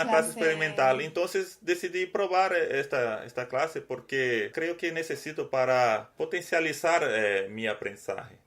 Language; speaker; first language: Spanish; non-native, learner; Portuguese